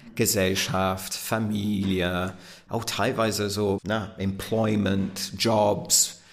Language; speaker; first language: German; non-native, fluent; English